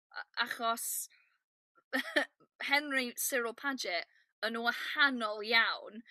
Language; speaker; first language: Welsh; non-native, learner; English